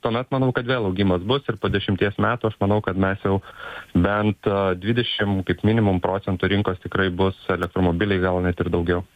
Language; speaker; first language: Lithuanian; native; Lithuanian